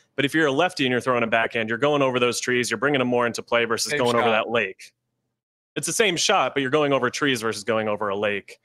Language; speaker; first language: English; native; English